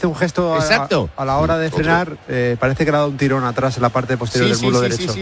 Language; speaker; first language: Spanish; native; Spanish